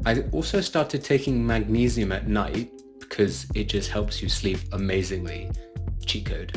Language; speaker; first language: English; native; English